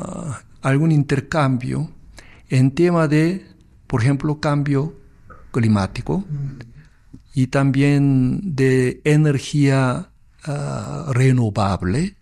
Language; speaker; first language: Spanish; non-native, fluent; Korean